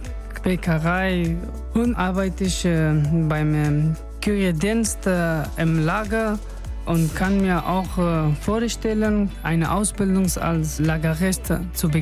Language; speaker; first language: German; non-native, learner; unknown